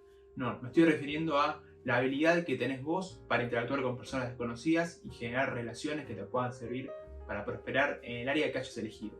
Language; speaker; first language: Spanish; native; Spanish